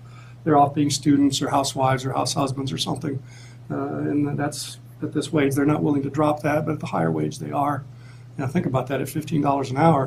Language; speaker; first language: English; native; English